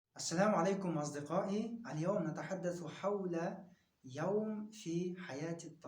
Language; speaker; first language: Arabic; non-native, fluent; Kyrgyz